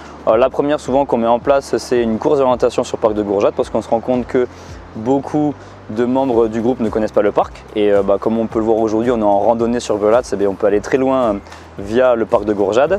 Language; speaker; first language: French; native; French